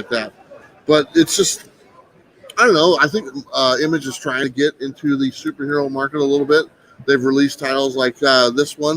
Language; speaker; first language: English; native; English